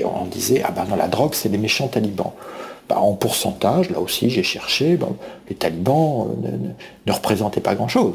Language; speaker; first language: French; native; French